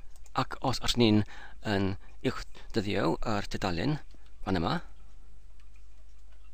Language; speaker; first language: Welsh; non-native, learner; English